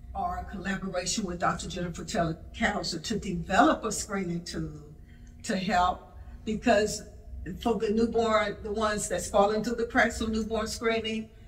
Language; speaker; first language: English; native; English